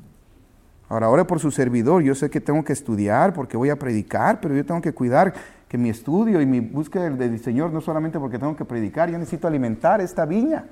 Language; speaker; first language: Spanish; native; Spanish